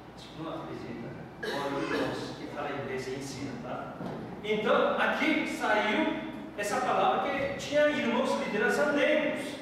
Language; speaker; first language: Portuguese; non-native, fluent; Korean